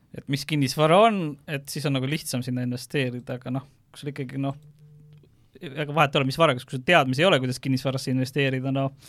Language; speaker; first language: Estonian; native; Estonian